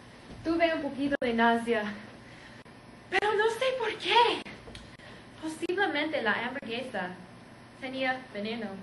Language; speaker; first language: Spanish; non-native, learner; English